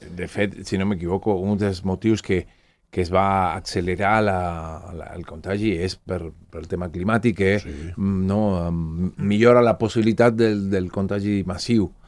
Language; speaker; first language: Catalan; non-native, fluent; Spanish